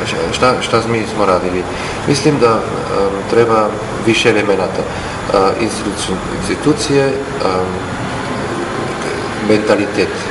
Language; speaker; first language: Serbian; non-native, learner; German